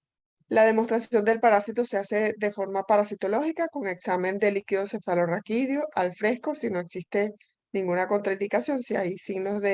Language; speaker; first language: Spanish; native; Spanish